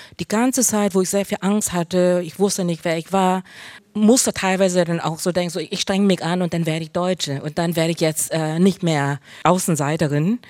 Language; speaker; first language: German; early bilingual, other home language; Vietnamese